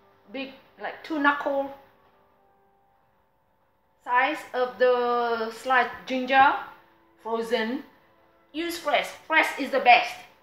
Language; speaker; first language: English; non-native, fluent; Vietnamese